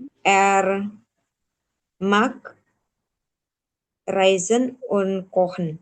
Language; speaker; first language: German; non-native, learner; Indonesian